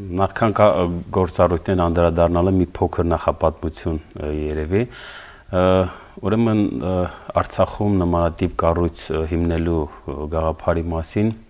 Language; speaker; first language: Armenian; native; Armenian